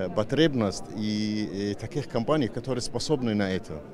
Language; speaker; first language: Russian; non-native, fluent; Arabic